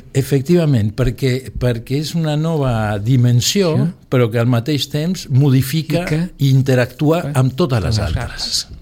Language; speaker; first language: Catalan; non-native, local second language; Spanish